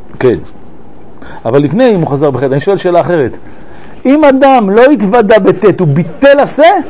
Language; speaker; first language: Hebrew; early bilingual, other home language; French